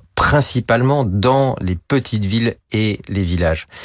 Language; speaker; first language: French; native; French